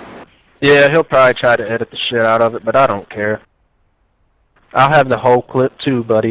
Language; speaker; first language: English; native; English